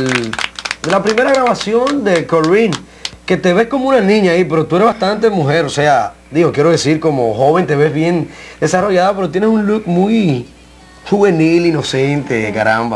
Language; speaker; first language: Spanish; native; Spanish